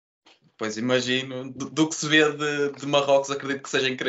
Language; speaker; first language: Portuguese; native; Portuguese